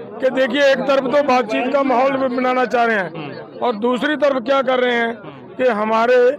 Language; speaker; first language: Hindi; non-native, local second language; Punjabi